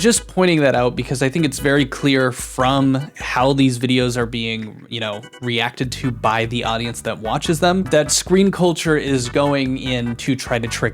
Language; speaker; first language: English; native; English